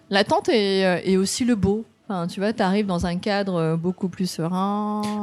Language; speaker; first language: French; early bilingual, other home language; Cantonese